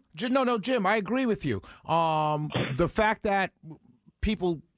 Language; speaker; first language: English; native; English